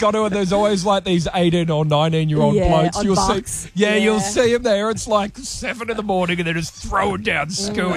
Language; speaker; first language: English; native; English